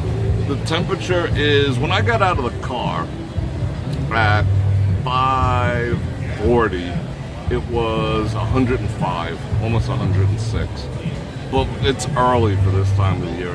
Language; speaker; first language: English; native; English